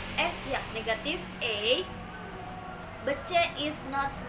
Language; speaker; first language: English; non-native, learner; Indonesian